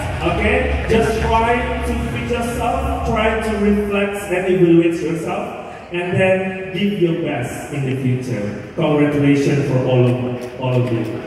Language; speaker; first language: English; non-native, fluent; Indonesian